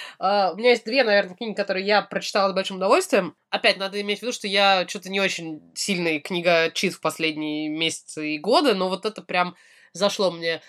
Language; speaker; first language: Russian; native; Russian